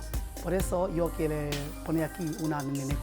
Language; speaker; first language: Spanish; non-native, learner; Chinese